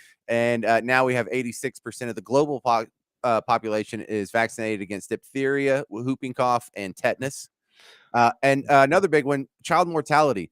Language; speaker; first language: English; native; English